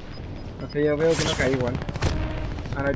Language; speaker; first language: Spanish; native; Spanish